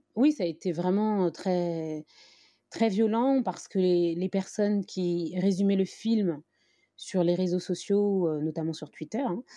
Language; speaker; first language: French; native; French